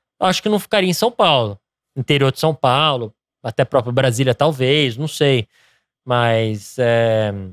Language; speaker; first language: Portuguese; early bilingual, other home language; English